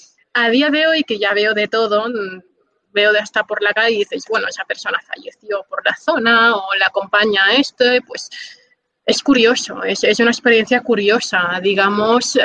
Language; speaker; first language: Spanish; native; Spanish